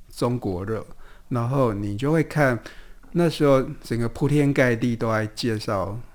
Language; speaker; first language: Chinese; native; Chinese